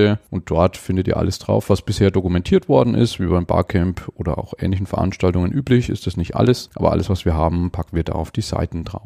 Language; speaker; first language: German; native; German